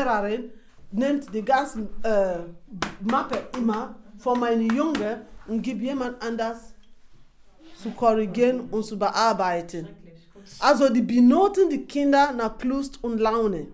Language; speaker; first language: German; non-native, fluent; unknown